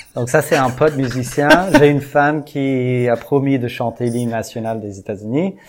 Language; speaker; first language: French; non-native, fluent; English